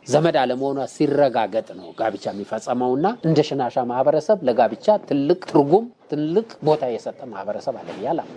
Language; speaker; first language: Amharic; non-native, local second language; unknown